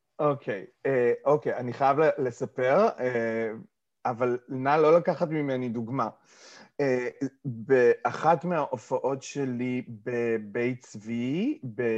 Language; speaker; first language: Hebrew; early bilingual, other home language; English